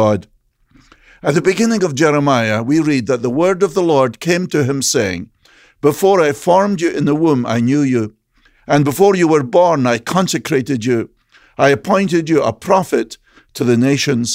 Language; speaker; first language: English; native; English